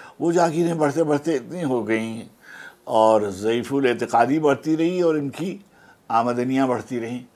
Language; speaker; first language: Urdu; native; Urdu